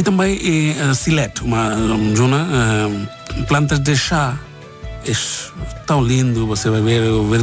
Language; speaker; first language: Portuguese; non-native, learner; Bangla